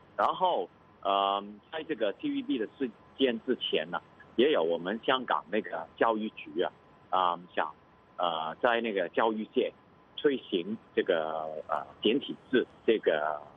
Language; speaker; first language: Chinese; non-native, local second language; Cantonese